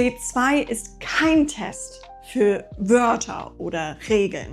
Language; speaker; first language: German; non-native, fluent; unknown